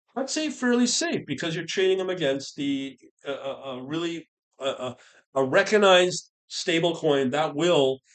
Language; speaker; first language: English; native; English